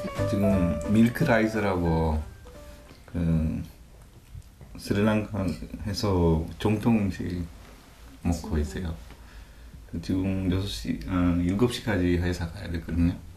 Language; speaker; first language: Korean; non-native, fluent; Sinhala